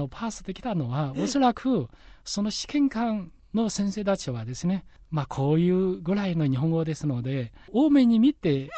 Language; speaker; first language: Japanese; non-native, fluent; Chinese